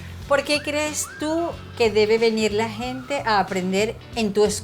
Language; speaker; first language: Spanish; native; Spanish